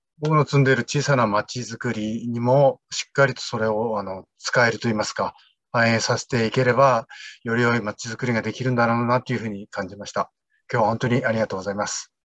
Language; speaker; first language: Japanese; native; Japanese